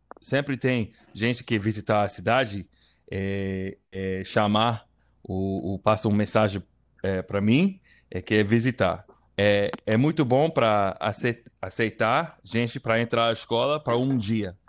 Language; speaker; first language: Portuguese; non-native, learner; English